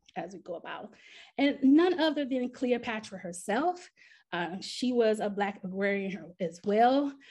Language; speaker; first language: English; native; English